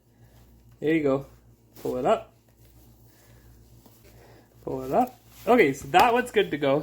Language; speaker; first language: English; native; English